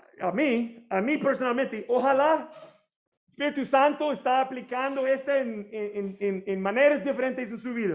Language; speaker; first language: Spanish; non-native, fluent; English